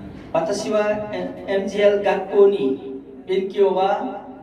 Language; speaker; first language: Japanese; non-native, learner; Nepali